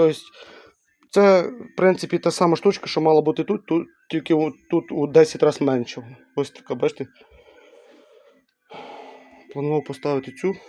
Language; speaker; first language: Ukrainian; native; Ukrainian